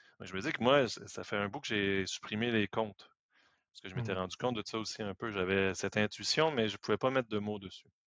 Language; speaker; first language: French; native; French